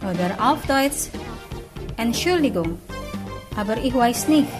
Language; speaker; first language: German; non-native, fluent; Indonesian